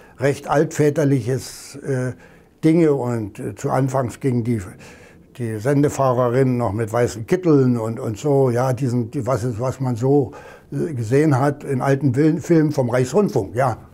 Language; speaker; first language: German; native; German